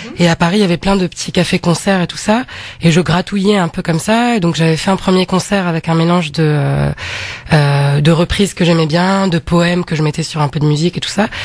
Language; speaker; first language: French; non-native, local second language; Arabic